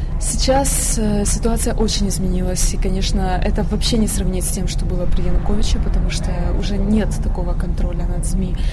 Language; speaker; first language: Russian; non-native, local second language; Ukrainian